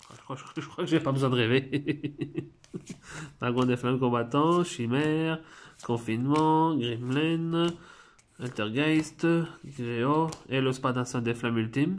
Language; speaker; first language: French; native; French